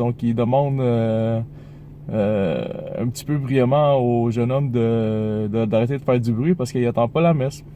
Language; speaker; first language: French; native; French